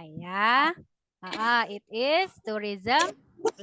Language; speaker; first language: English; non-native, learner; Indonesian